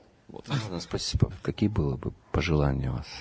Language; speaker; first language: Russian; native; Russian